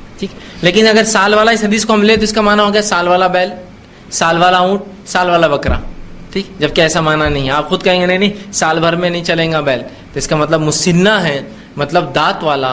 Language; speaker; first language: Urdu; native; Urdu